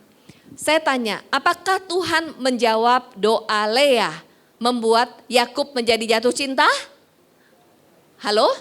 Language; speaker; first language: Indonesian; native; Indonesian